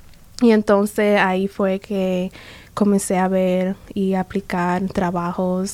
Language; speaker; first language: Spanish; early bilingual, other home language; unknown